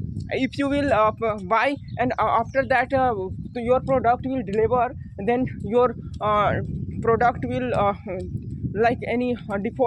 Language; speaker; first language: English; non-native, learner; Hindi